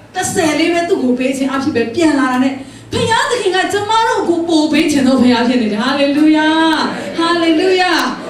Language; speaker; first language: Burmese; non-native, local second language; Kachin